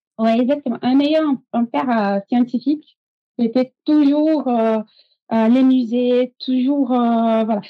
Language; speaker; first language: French; non-native, fluent; Portuguese